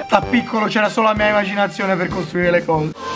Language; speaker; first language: Italian; native; Italian